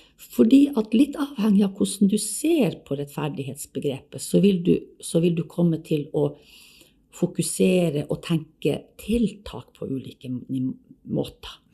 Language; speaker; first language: Norwegian; native; Norwegian